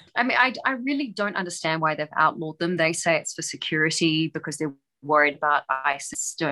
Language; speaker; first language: English; native; English